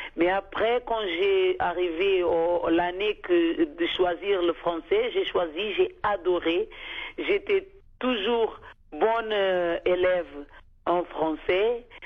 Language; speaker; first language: French; non-native, fluent; Kabuverdianu